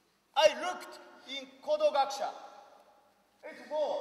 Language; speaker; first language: English; non-native, learner; Japanese